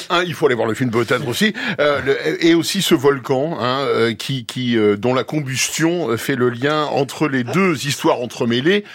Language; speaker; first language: French; native; French